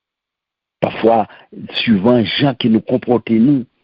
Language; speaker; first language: French; non-native, local second language; Haitian Creole